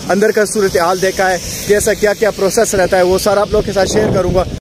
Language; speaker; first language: Urdu; native; Urdu